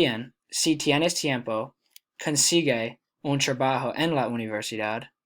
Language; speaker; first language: Spanish; non-native, learner; English